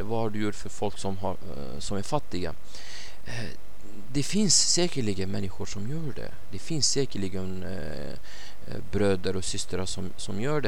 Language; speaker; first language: Swedish; non-native, fluent; Arabic